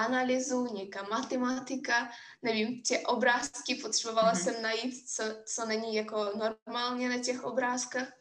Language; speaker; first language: Czech; non-native, fluent; Russian